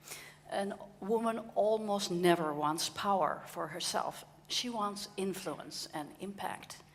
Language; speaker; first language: English; non-native, fluent; Dutch